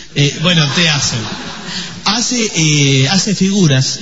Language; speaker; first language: Spanish; native; Spanish